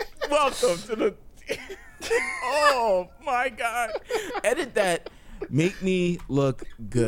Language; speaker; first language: English; native; English